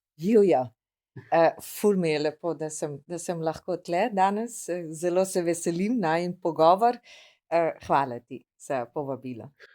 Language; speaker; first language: Slovenian; non-native, fluent; English